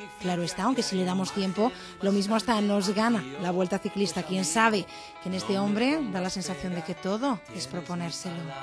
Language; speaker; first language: Spanish; native; Spanish